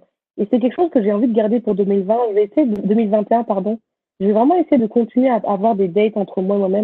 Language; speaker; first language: French; native; French